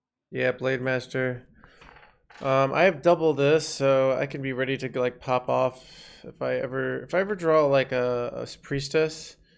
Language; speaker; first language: English; native; English